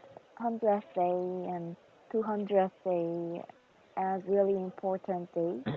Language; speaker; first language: English; non-native, learner; Korean